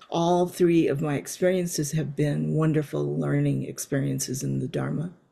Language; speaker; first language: English; native; English